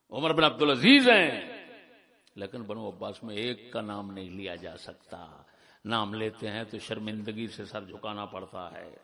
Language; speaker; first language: Urdu; non-native, local second language; Punjabi